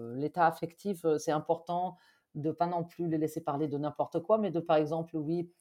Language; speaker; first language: French; non-native, fluent; German